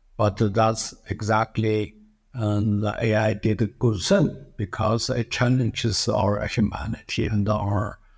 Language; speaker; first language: English; non-native, fluent; Chinese